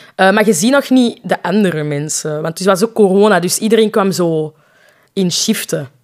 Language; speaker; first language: Dutch; non-native, local second language; French